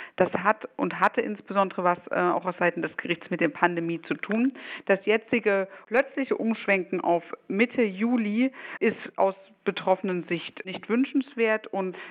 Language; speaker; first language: German; native; German